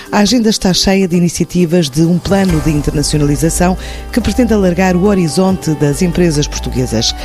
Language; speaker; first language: Portuguese; native; Portuguese